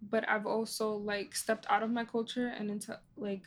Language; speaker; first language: English; native; English